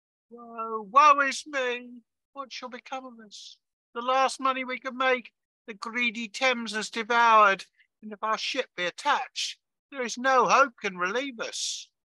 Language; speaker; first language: English; native; English